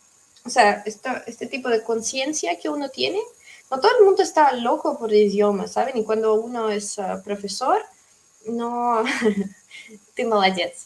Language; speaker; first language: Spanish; non-native, fluent; Russian